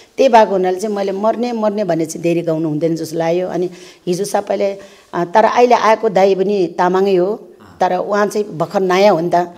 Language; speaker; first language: Nepali; non-native, local second language; Eastern Tamang